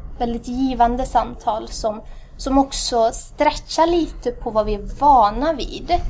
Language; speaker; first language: Swedish; early bilingual, other home language; Tigrinya